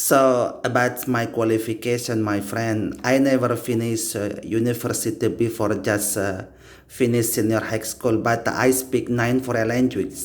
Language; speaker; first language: English; non-native, learner; Indonesian